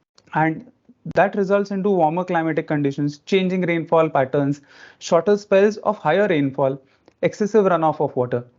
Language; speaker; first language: English; non-native, local second language; Marathi